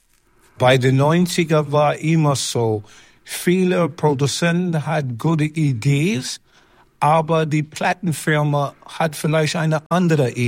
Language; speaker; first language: German; non-native, learner; English